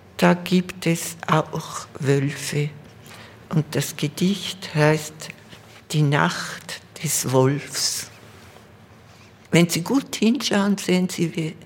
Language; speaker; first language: German; non-native, local second language; Romansh